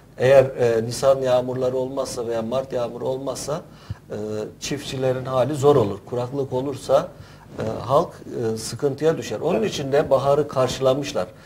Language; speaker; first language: Turkish; native; Turkish